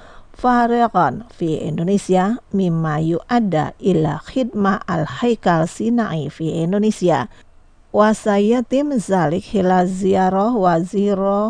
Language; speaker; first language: Arabic; non-native, fluent; Indonesian